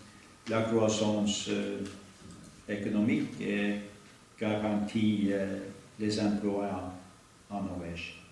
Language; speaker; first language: French; non-native, learner; Norwegian